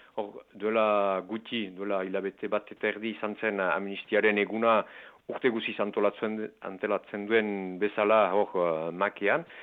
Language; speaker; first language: Basque; native; Basque